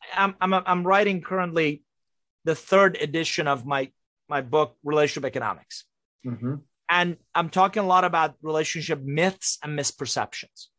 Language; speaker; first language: English; non-native, fluent; Persian